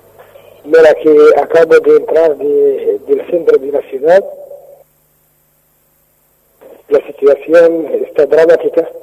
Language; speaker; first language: Spanish; non-native, fluent; Arabic